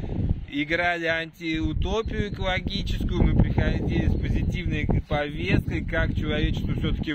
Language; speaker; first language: Russian; native; Russian